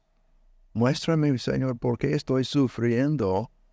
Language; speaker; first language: Spanish; non-native, learner; English